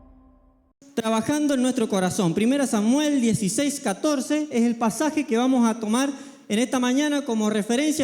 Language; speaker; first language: Spanish; native; Spanish